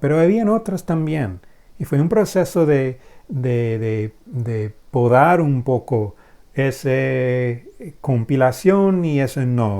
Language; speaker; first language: Spanish; non-native, fluent; English